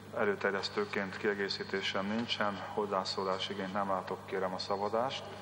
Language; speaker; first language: Hungarian; native; Hungarian